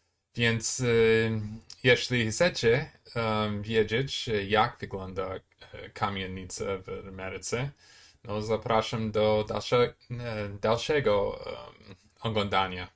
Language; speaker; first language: Polish; non-native, fluent; English